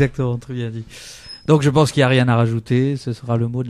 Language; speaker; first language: French; native; French